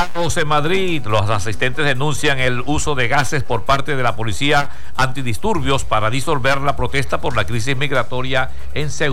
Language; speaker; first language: Spanish; native; Spanish